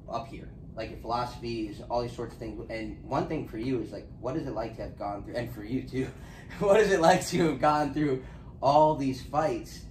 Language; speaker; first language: English; native; English